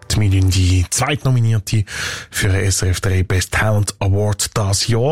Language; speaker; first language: German; native; German